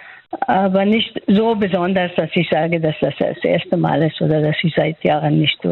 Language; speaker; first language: German; non-native, fluent; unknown